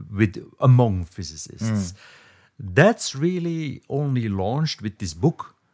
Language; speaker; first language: English; non-native, fluent; Dutch